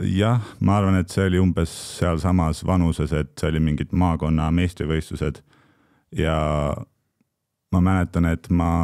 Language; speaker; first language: Estonian; native; Estonian